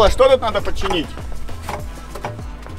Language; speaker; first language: Russian; native; Russian